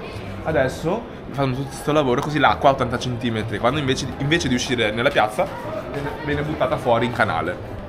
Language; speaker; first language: Italian; native; Italian